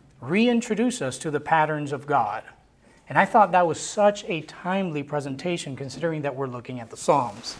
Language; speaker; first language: English; non-native, local second language; Spanish